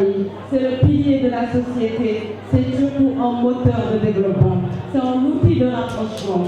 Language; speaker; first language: French; non-native, local second language; Jola-Fonyi